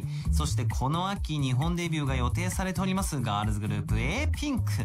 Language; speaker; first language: Japanese; native; Japanese